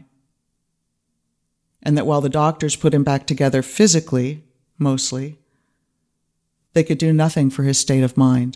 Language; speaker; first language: English; native; English